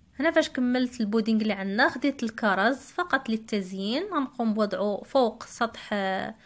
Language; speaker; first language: Arabic; native; Arabic